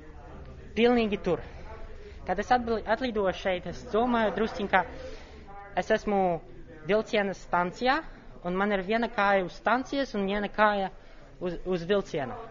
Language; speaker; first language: Latvian; non-native, local second language; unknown